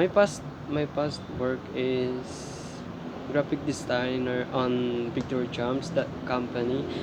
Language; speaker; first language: English; non-native, learner; Filipino